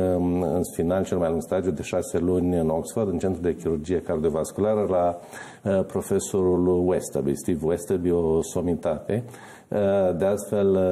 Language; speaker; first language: Romanian; native; Romanian